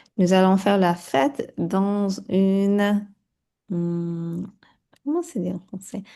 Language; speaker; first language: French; non-native, learner; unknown